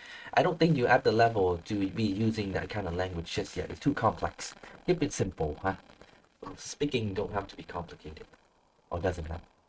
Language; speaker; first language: English; non-native, fluent; Vietnamese